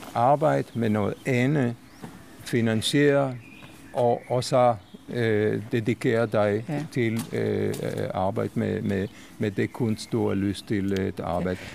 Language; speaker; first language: Danish; non-native, fluent; Hebrew